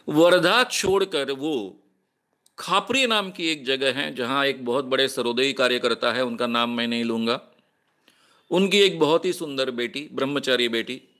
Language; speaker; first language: Hindi; non-native, local second language; Marathi